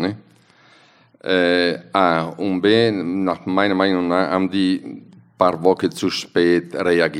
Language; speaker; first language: German; non-native, fluent; Italian